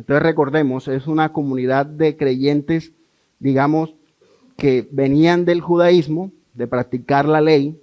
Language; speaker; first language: Spanish; native; Spanish